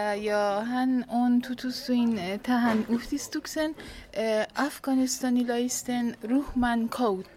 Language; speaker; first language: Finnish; non-native, learner; Persian